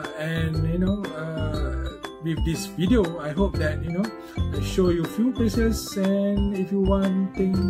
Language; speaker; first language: English; non-native, local second language; Malay